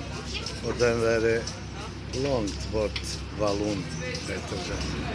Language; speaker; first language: Swedish; non-native, fluent; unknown